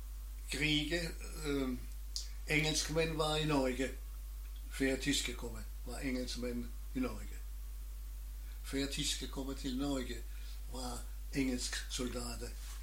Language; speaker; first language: Norwegian; non-native, learner; German